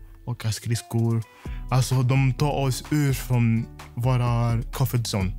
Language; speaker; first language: Swedish; non-native, fluent; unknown